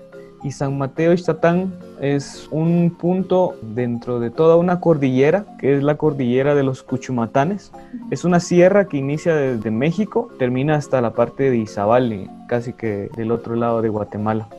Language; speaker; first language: Spanish; native; Spanish